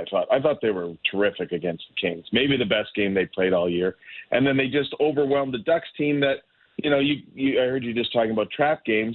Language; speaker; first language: English; native; English